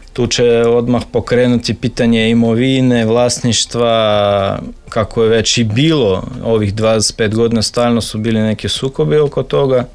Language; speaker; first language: Serbian; non-native, fluent; Russian